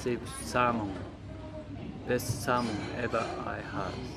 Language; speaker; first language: English; non-native, learner; Japanese